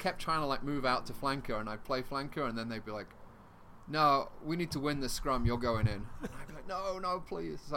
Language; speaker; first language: English; native; English